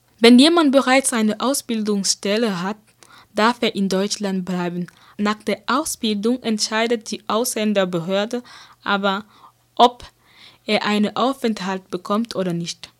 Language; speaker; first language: German; non-native, fluent; Central Kurdish